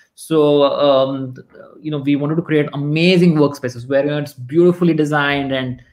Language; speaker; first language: English; non-native, local second language; Kannada